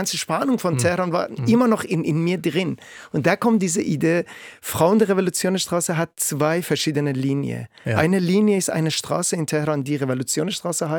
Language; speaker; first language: German; non-native, fluent; Persian